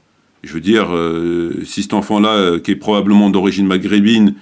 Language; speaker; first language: French; native; French